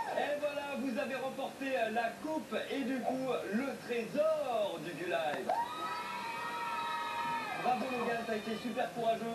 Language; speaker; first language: French; native; French